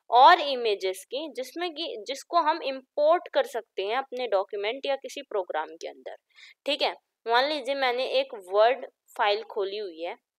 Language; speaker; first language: Hindi; native; Hindi